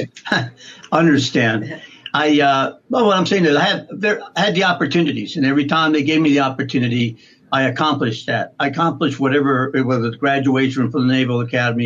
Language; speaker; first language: English; native; English